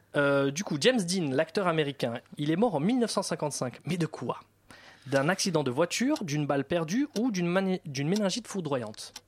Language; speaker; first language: French; native; French